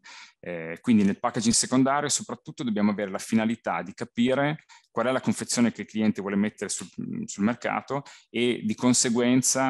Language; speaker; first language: Italian; native; Italian